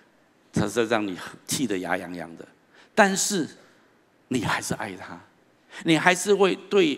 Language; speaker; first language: Chinese; native; Chinese